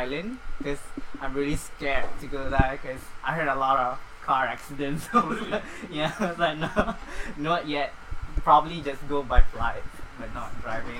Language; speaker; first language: English; non-native, local second language; Malay